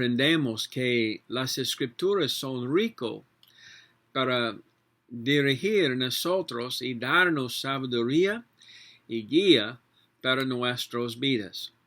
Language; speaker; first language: Spanish; non-native, learner; English